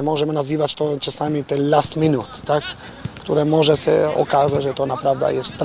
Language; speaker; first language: Polish; non-native, fluent; Albanian